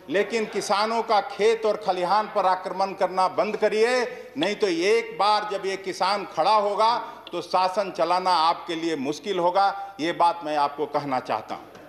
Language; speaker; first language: Hindi; native; Hindi